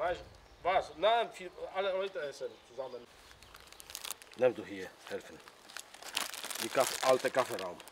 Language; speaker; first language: German; non-native, learner; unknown